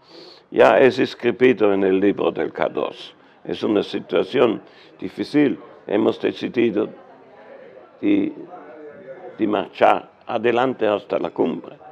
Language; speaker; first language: Spanish; non-native, learner; German